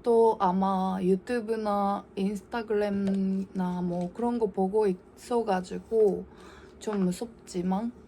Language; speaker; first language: Korean; non-native, learner; Japanese